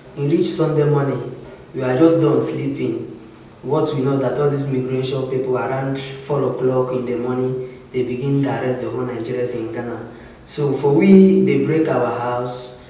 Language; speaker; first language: Nigerian Pidgin; non-native, local second language; Igbo